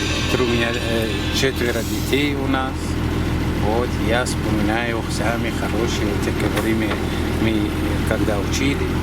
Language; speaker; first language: Russian; non-native, fluent; Arabic